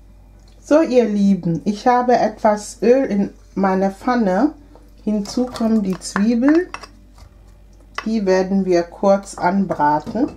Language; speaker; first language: German; non-native, fluent; Akan